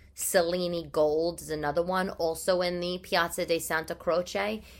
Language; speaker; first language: English; early bilingual, other home language; Italian